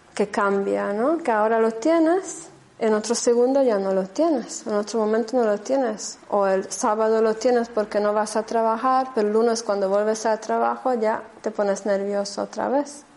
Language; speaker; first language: Spanish; non-native, fluent; German